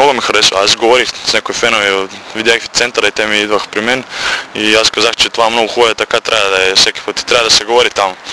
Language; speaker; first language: Bulgarian; non-native, learner; Croatian